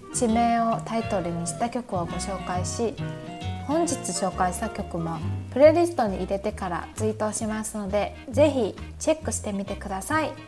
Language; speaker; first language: Japanese; non-native, fluent; Chinese